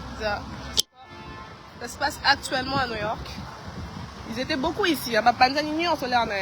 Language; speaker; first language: French; non-native, local second language; Lingala